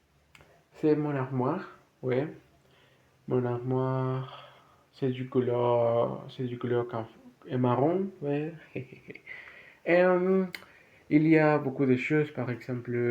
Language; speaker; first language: French; non-native, learner; Spanish